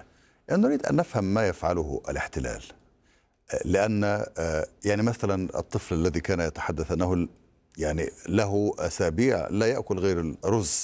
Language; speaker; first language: Arabic; native; Arabic